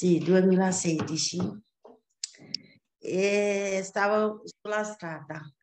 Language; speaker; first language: Italian; non-native, learner; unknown